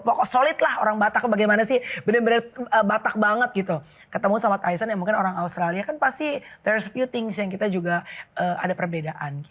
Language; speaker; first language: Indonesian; native; Indonesian